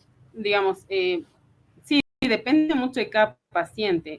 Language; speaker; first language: Spanish; native; Spanish